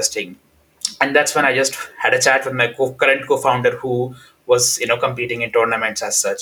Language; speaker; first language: English; non-native, local second language; Hindi